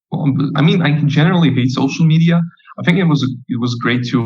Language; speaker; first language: English; native; English